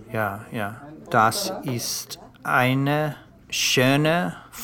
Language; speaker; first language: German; non-native, learner; English